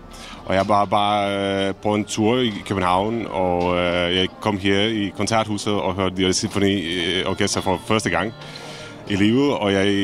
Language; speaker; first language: Danish; non-native, fluent; Czech